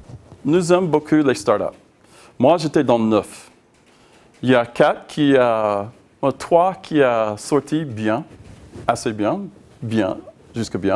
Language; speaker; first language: French; non-native, learner; English